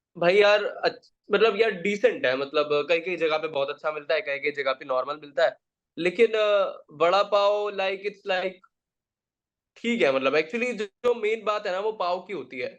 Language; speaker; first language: Hindi; native; Hindi